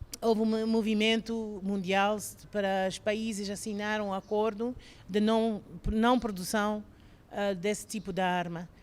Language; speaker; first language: Portuguese; non-native, fluent; English